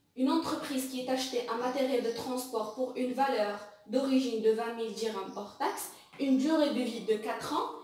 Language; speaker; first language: French; non-native, local second language; Arabic